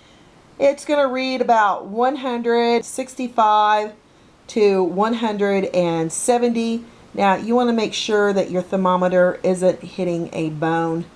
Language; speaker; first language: English; native; English